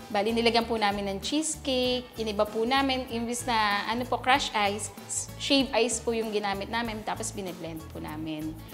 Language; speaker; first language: Filipino; native; Filipino